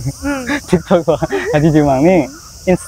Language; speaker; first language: Japanese; non-native, fluent; Indonesian